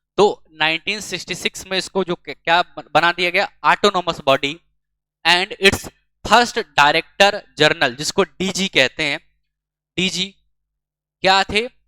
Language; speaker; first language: Hindi; native; Hindi